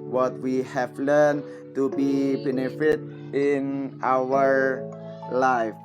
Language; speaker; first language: English; non-native, learner; Indonesian